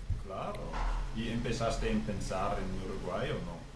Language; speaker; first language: Spanish; non-native, fluent; English